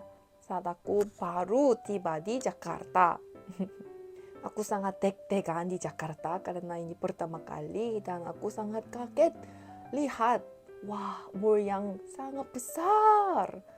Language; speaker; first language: Indonesian; non-native, learner; Korean